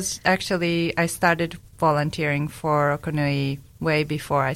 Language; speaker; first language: English; non-native, fluent; Japanese